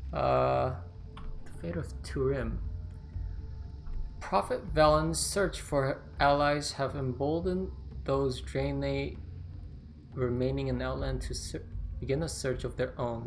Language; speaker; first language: English; native; English